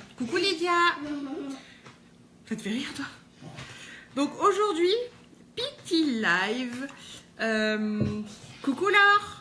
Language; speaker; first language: French; native; French